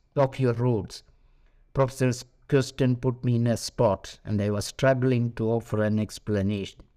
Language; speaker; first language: English; non-native, local second language; Malayalam